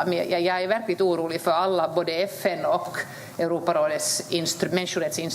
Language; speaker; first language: Swedish; native; Swedish